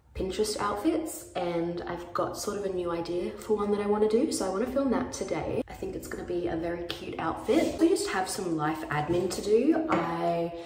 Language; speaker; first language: English; native; English